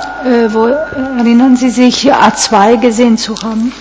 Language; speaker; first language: German; non-native, fluent; Italian